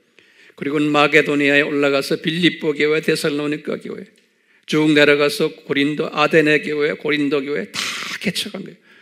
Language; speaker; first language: Korean; native; Korean